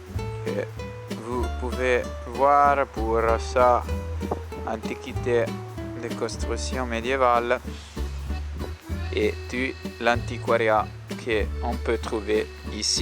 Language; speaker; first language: French; non-native, learner; Italian